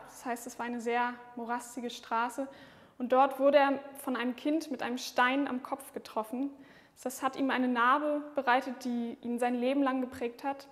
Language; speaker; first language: German; native; German